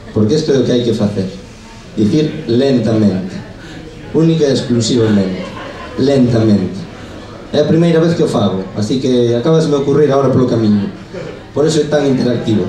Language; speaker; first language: Galician; non-native, local second language; Spanish